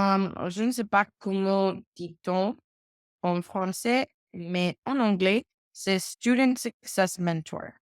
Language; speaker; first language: French; non-native, learner; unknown